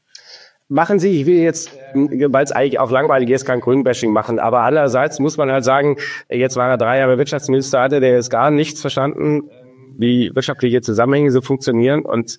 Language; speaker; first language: German; native; German